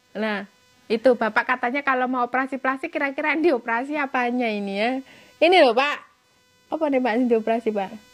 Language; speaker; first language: Indonesian; native; Indonesian